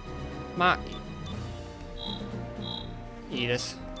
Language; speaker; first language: Japanese; non-native, learner; English